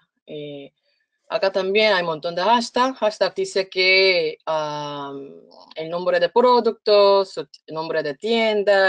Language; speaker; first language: Spanish; non-native, fluent; Korean